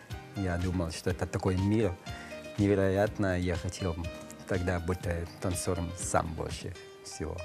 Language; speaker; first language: Russian; non-native, learner; French